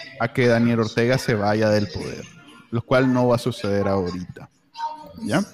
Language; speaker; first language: Spanish; native; Spanish